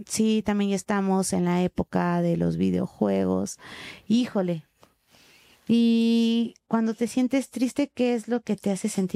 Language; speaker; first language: Spanish; native; Spanish